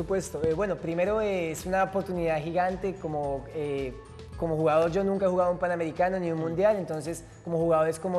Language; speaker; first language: Spanish; native; Spanish